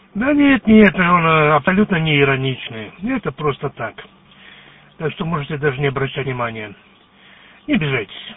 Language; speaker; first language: Russian; native; Russian